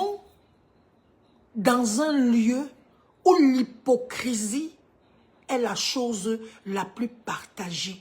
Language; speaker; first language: French; native; French